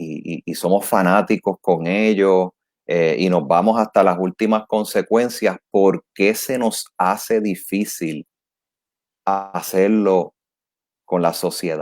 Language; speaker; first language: Spanish; native; Spanish